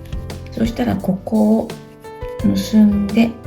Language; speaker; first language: Japanese; native; Japanese